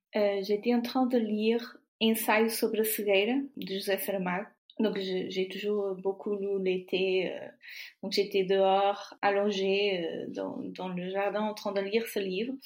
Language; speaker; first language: French; non-native, fluent; Portuguese